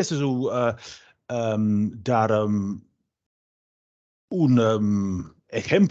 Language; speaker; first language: Spanish; non-native, learner; English